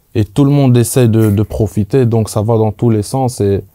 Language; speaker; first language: French; native; French